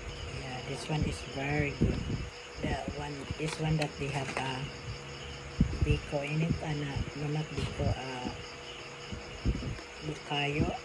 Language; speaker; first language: English; non-native, local second language; Cebuano